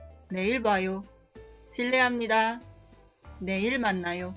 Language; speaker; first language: Korean; non-native, fluent; Spanish